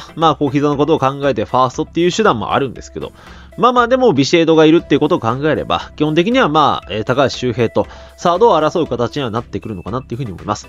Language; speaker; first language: Japanese; native; Japanese